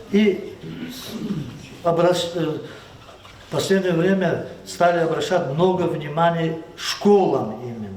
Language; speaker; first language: Russian; non-native, local second language; Lezghian